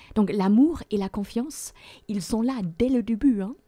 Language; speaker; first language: French; non-native, fluent; German